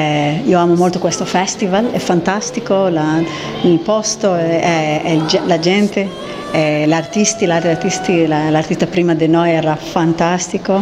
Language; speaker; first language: Italian; non-native, learner; English